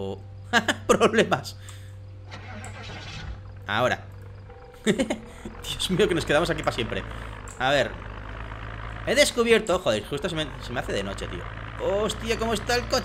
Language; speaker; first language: Spanish; native; Spanish